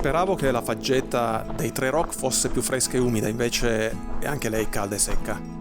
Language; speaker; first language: Italian; native; Italian